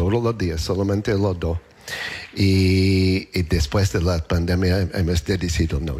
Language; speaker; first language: Spanish; non-native, learner; English